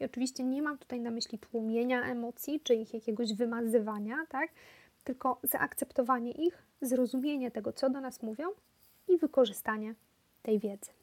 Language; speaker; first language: Polish; native; Polish